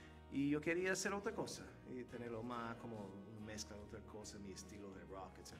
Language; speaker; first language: Spanish; non-native, fluent; Turkish